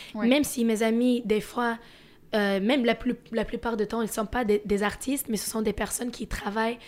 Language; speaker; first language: French; early bilingual, other home language; Russian